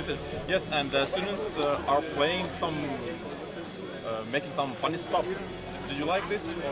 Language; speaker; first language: English; non-native, learner; Russian